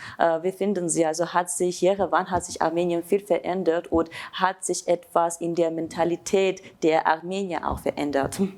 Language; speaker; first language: German; non-native, fluent; Armenian